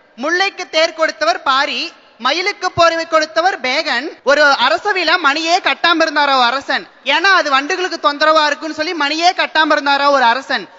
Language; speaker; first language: Tamil; native; Tamil